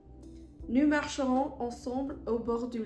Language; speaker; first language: French; non-native, fluent; English